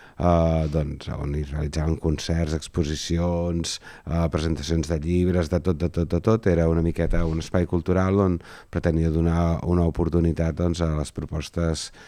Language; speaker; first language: Catalan; native; Catalan